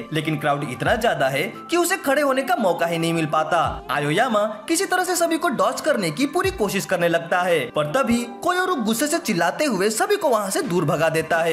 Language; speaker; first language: Hindi; native; Hindi